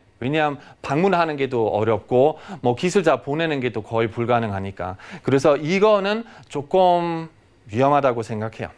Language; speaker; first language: Korean; non-native, fluent; German